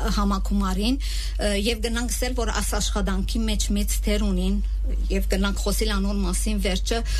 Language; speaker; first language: Armenian; native; Armenian